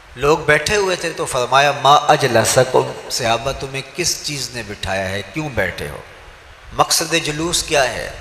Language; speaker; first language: Urdu; non-native, local second language; Punjabi